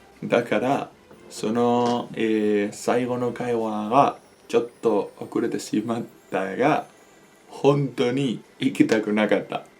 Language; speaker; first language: Japanese; non-native, learner; Spanish